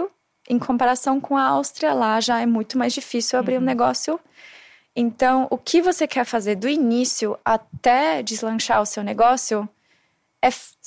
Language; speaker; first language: Portuguese; non-native, fluent; German